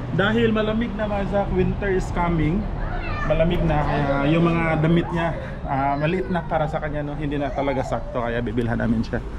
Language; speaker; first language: Filipino; non-native, local second language; Cebuano